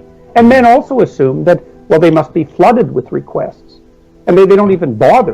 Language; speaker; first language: English; native; English